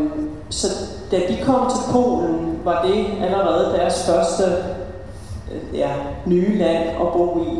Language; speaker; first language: Danish; early bilingual, other home language; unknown